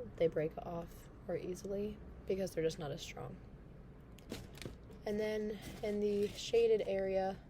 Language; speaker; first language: English; native; English